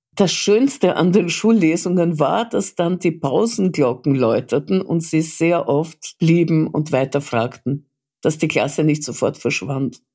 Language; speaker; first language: German; early bilingual, other home language; Russian